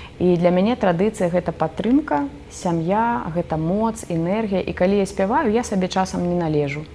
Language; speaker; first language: Belarusian; native; Belarusian